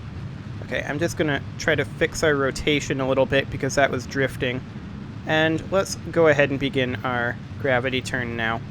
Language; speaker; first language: English; native; English